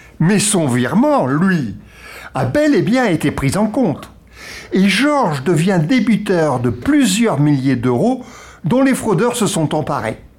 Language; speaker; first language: French; native; French